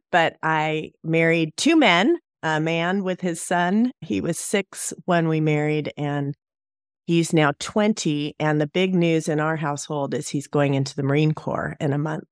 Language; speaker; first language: English; native; English